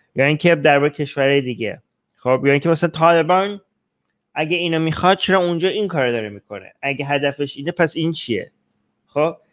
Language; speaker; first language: Persian; native; Persian